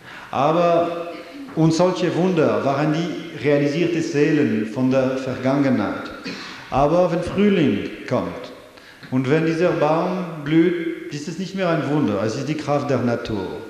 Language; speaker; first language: German; non-native, fluent; French